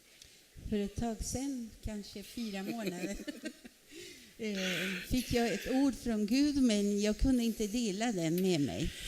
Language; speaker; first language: Swedish; non-native, fluent; Spanish